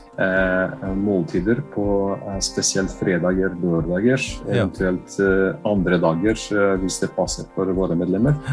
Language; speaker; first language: Norwegian; non-native, fluent; Bosnian